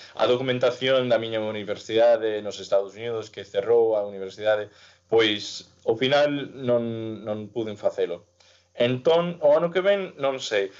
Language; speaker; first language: Galician; non-native, fluent; English